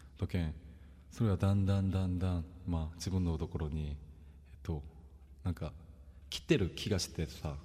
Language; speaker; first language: Japanese; non-native, fluent; Korean